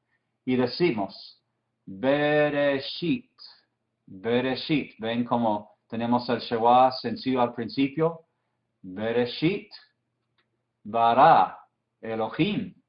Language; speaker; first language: Spanish; non-native, fluent; English